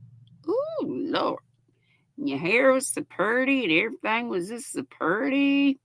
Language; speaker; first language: English; native; English